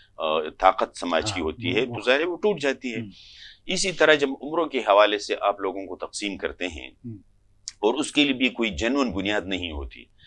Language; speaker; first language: Urdu; non-native, local second language; Pashto